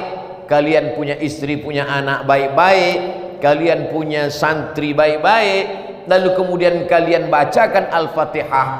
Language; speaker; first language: Indonesian; non-native, local second language; Malay